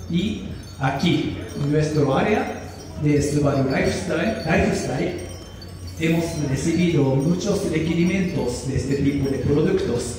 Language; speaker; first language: Spanish; non-native, learner; Japanese